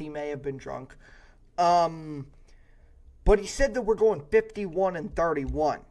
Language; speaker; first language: English; native; English